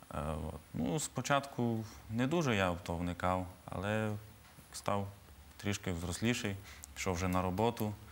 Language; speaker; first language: Ukrainian; native; Ukrainian